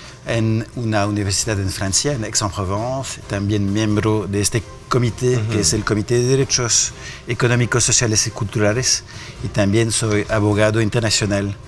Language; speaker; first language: Spanish; non-native, fluent; French